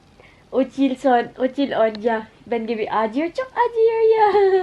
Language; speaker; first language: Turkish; non-native, learner; Filipino